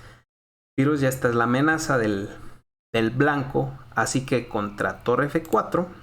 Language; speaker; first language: Spanish; native; Spanish